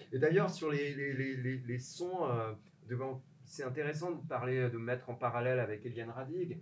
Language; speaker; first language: French; native; French